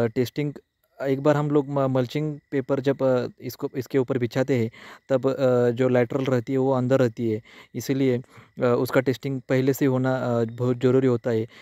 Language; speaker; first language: Hindi; native; Hindi